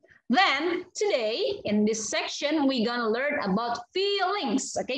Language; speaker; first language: English; non-native, fluent; Indonesian